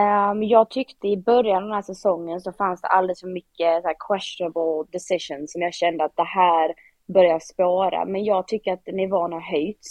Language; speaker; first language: Swedish; native; Swedish